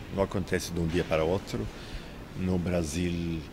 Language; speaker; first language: Portuguese; non-native, fluent; Swedish